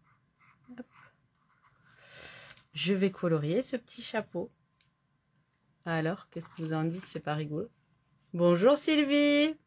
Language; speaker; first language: French; native; French